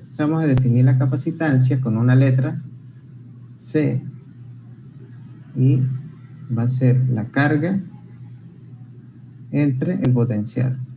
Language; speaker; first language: Spanish; native; Spanish